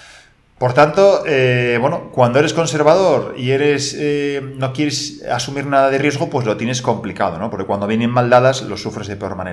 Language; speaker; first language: Spanish; native; Spanish